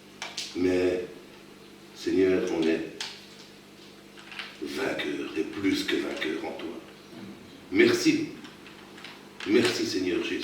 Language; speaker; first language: French; native; French